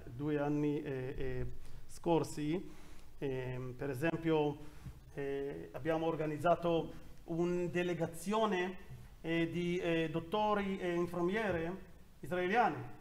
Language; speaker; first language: Italian; non-native, learner; Hebrew